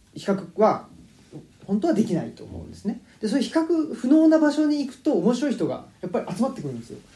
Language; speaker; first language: Japanese; native; Japanese